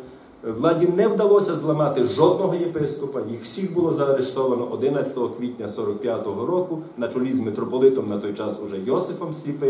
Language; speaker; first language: Ukrainian; native; Ukrainian